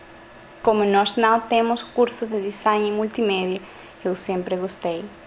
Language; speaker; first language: Portuguese; non-native, learner; Spanish